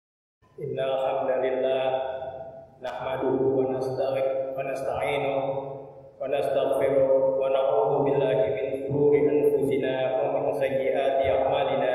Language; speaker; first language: Indonesian; native; Indonesian